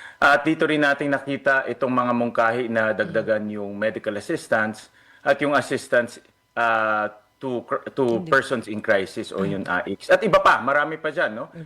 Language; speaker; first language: Filipino; native; Filipino